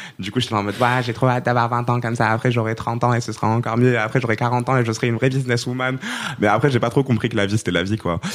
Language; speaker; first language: French; non-native, local second language; Arabic